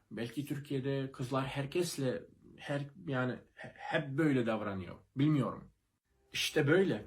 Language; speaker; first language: Turkish; non-native, fluent; Russian